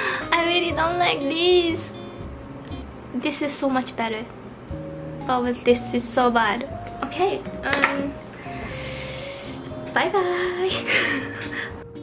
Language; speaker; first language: English; non-native, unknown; Japanese